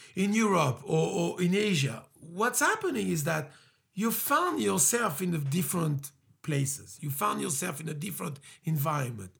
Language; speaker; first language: English; early bilingual, other home language; French